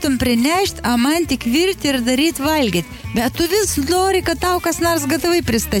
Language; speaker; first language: Lithuanian; native; Lithuanian